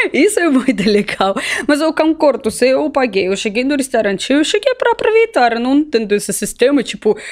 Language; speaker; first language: Portuguese; non-native, learner; Russian